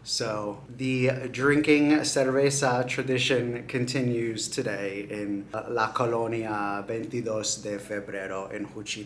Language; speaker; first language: Spanish; non-native, learner; English